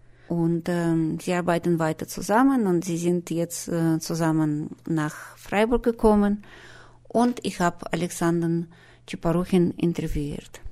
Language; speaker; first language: German; non-native, fluent; Russian